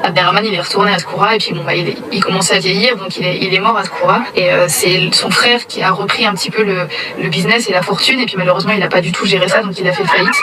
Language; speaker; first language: French; native; French